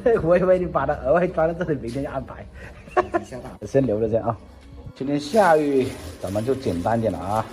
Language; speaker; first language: Chinese; native; Chinese